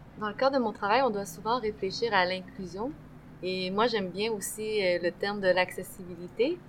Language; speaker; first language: French; native; French